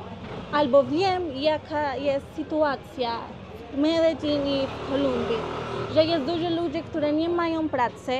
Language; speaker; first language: Polish; non-native, learner; Spanish